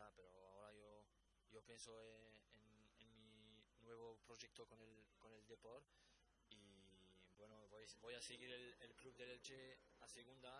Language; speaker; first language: Spanish; non-native, fluent; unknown